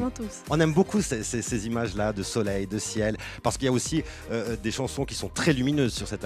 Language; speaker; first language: French; native; French